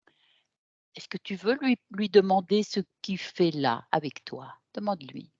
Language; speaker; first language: French; native; French